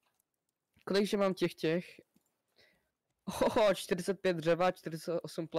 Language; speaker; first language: Czech; native; Czech